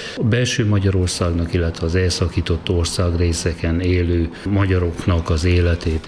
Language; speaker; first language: Hungarian; native; Hungarian